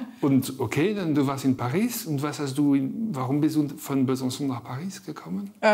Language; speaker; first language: German; non-native, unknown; French